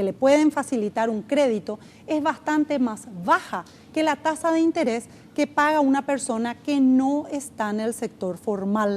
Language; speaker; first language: Spanish; native; Spanish